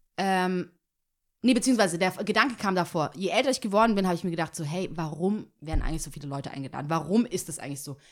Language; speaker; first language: German; early bilingual, other home language; Tigrinya